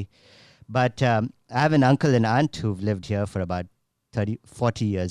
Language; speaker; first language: English; non-native, local second language; Gujarati